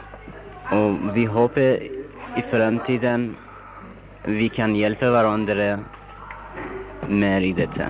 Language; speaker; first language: Norwegian; non-native, fluent; Persian